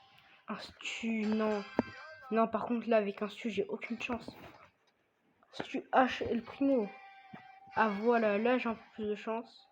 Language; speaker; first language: French; native; French